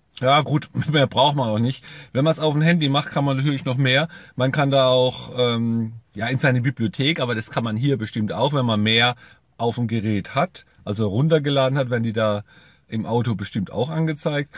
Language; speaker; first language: German; native; German